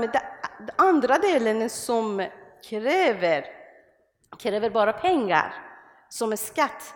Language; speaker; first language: Swedish; non-native, learner; Persian